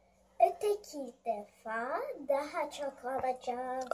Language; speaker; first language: Turkish; early bilingual, other home language; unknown